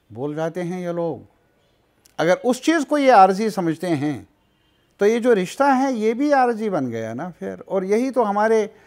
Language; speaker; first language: Urdu; non-native, local second language; Kashmiri